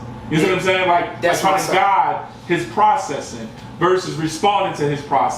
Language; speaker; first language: English; native; English